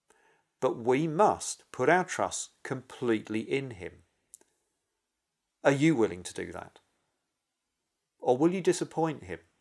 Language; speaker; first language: English; native; English